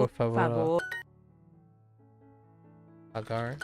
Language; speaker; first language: Spanish; non-native, learner; English